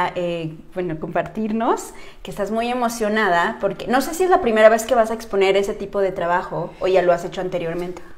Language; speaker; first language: Spanish; native; Spanish